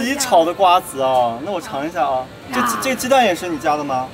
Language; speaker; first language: Chinese; native; Chinese